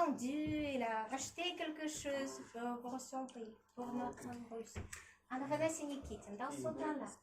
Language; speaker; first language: French; non-native, learner; Russian